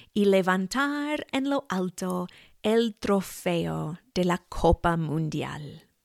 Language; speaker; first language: Spanish; non-native, fluent; English